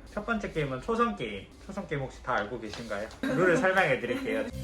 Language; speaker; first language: Korean; native; Korean